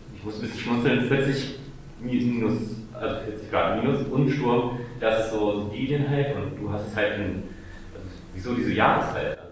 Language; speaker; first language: German; early bilingual, other home language; Russian